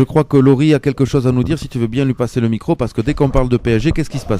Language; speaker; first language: French; native; French